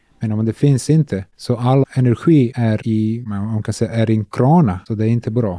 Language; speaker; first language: Swedish; non-native, learner; Serbian